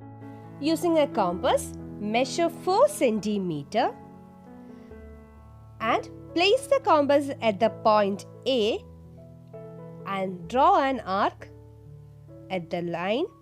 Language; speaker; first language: English; non-native, local second language; Malayalam